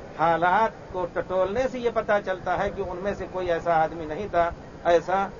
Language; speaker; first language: Urdu; native; Urdu